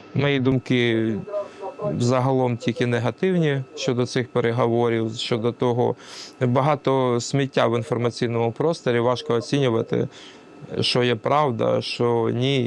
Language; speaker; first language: Ukrainian; non-native, local second language; Russian